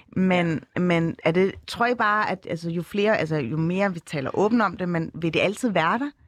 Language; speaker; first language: Danish; early bilingual, other home language; Arabic